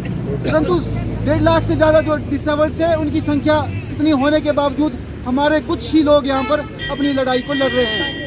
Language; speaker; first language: Hindi; native; Hindi